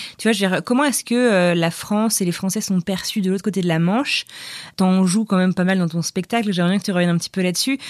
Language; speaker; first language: French; native; French